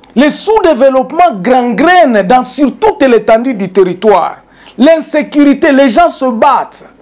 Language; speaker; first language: French; non-native, local second language; Swahili